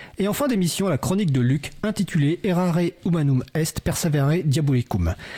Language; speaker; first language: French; native; French